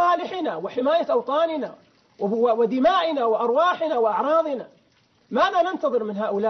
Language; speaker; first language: Arabic; native; Arabic